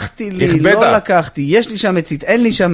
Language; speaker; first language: Hebrew; native; Hebrew